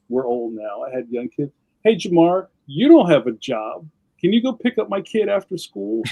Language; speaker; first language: English; native; English